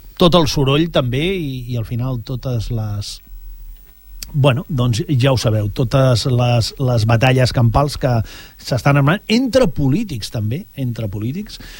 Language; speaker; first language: Catalan; native; Catalan